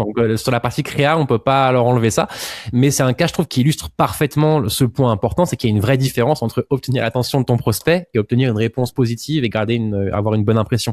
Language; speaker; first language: French; native; French